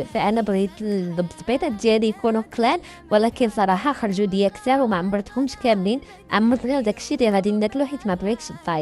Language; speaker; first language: Arabic; native; Arabic